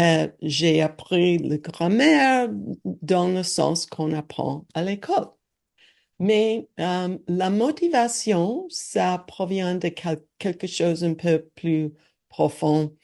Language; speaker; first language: French; non-native, learner; English